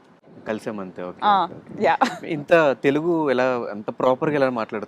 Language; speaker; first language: Telugu; native; Telugu